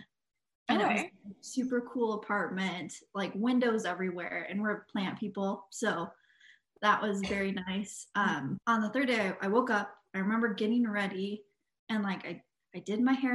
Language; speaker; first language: English; native; English